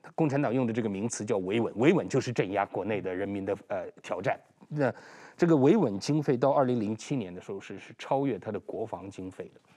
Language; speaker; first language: Chinese; non-native, local second language; Uyghur